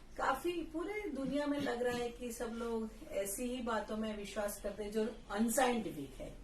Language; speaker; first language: Hindi; non-native, local second language; Gujarati